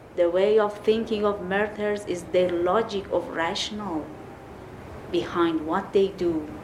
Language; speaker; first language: English; non-native, fluent; Persian